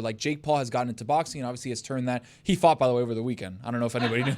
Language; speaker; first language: English; native; English